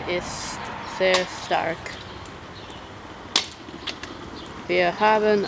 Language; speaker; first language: German; non-native, learner; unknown